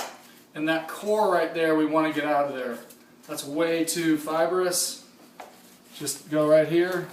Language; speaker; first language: English; native; English